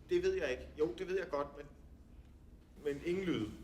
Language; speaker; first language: Danish; native; Danish